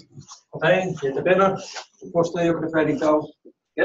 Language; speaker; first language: Icelandic; non-native, learner; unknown